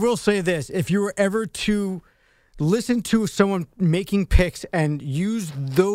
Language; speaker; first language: English; native; English